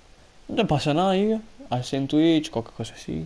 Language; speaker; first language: Spanish; non-native, learner; English